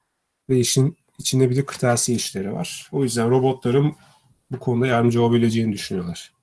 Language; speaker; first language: Turkish; native; Turkish